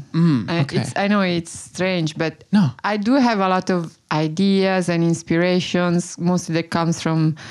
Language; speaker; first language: English; non-native, fluent; Italian